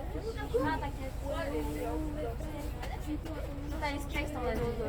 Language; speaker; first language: French; native; French